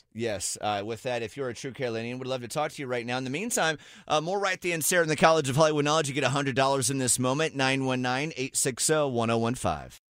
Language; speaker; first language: English; native; English